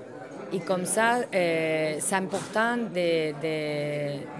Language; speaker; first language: French; non-native, learner; Spanish